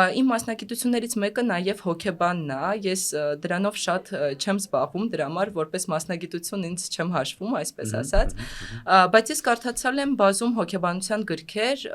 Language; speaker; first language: Armenian; non-native, fluent; Russian